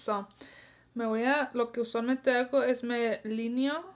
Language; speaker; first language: Spanish; early bilingual, heritage; Spanish